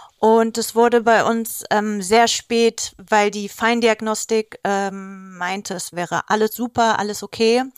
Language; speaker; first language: German; early bilingual, other home language; Greek